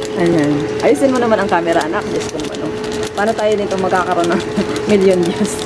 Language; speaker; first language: Filipino; native; Filipino